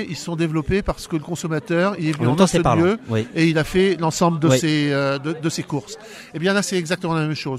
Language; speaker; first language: French; native; French